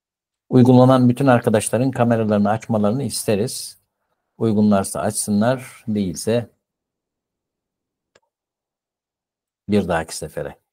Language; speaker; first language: Turkish; native; Turkish